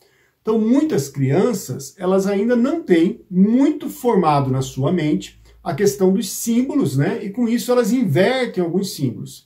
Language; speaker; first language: Portuguese; native; Portuguese